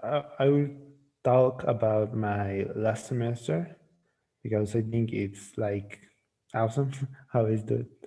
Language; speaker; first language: English; non-native, learner; Spanish